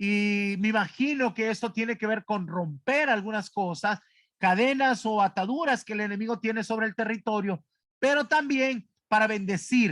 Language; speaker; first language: Spanish; native; Spanish